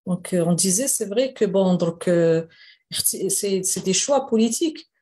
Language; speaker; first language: French; non-native, local second language; Arabic